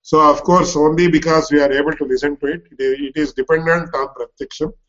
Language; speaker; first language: English; non-native, local second language; Tamil